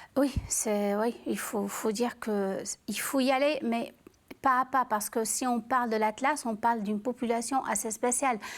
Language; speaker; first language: French; non-native, local second language; Arabic